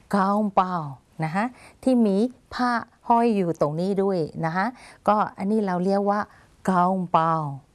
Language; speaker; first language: Thai; non-native, fluent; Burmese